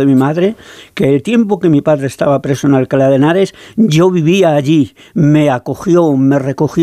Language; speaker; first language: Spanish; native; Spanish